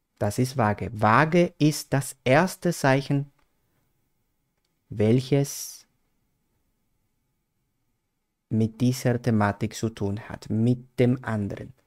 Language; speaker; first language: German; non-native, fluent; Spanish